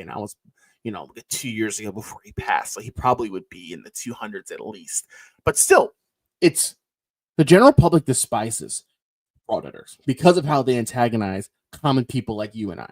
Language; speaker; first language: English; native; English